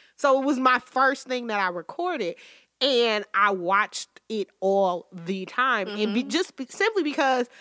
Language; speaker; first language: English; native; English